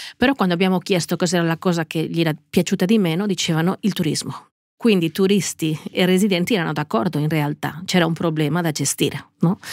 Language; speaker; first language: Italian; non-native, fluent; Catalan